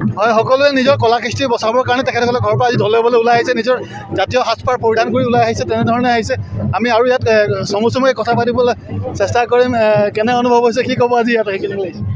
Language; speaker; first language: Assamese; native; Assamese